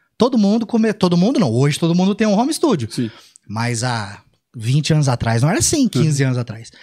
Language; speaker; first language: Portuguese; native; Portuguese